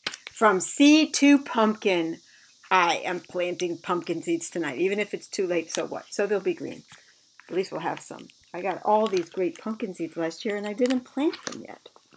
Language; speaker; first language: English; native; English